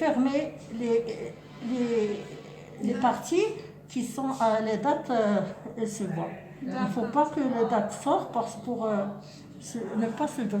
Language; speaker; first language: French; non-native, local second language; Arabic